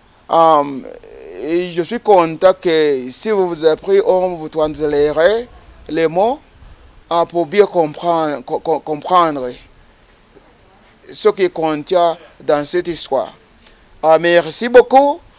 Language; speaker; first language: French; non-native, learner; Ganda